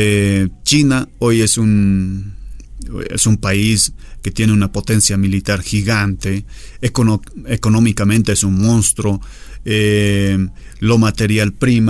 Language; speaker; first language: Spanish; native; Spanish